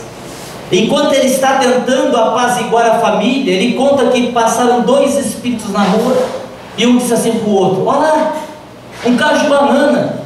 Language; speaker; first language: Portuguese; native; Portuguese